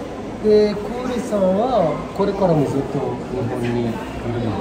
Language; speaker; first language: Japanese; non-native, fluent; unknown